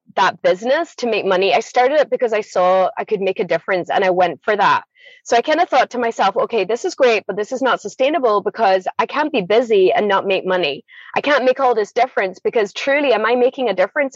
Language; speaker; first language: English; native; English